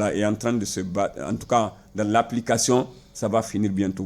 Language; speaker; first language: French; non-native, local second language; Bambara